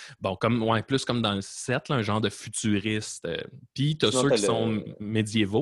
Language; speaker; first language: French; native; French